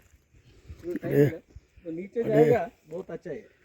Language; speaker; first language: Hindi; non-native, local second language; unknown